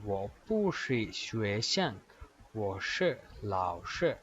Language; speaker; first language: Chinese; non-native, fluent; Urdu